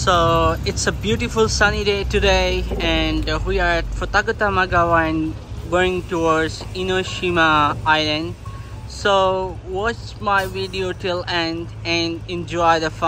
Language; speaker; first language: English; non-native, local second language; Urdu